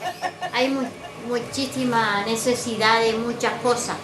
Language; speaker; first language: Spanish; non-native, local second language; Guarani